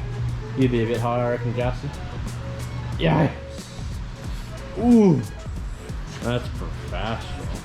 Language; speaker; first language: English; native; English